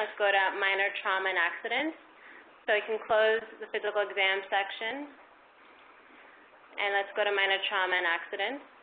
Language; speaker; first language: English; early bilingual, other home language; Spanish